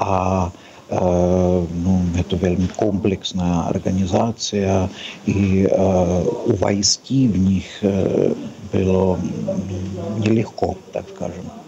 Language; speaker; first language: Belarusian; non-native, learner; Czech